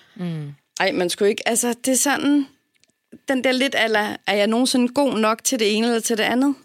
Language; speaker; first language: Danish; native; Danish